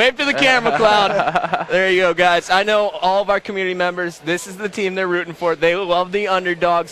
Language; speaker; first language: English; native; English